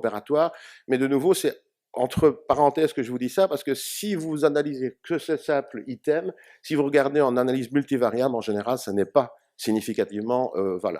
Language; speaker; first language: French; native; French